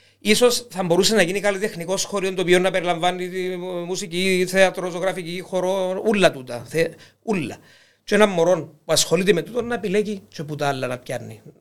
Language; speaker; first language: Greek; native; Greek